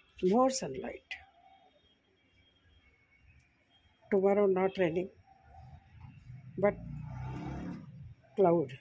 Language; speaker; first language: English; non-native, learner; Hindi